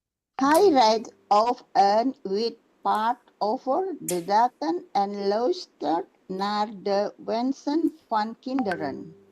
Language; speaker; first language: Dutch; non-native, learner; Indonesian